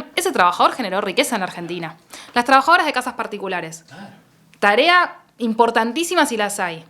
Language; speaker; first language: Spanish; native; Spanish